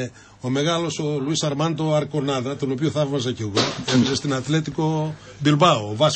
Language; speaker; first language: Greek; native; Greek